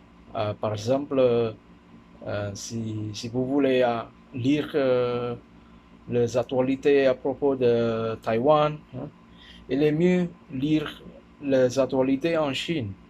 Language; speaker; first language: French; non-native, learner; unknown